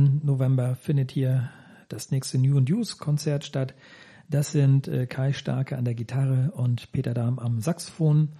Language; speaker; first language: German; native; German